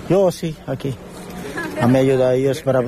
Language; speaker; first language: Spanish; non-native, learner; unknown